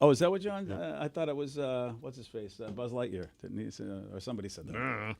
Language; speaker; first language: English; native; English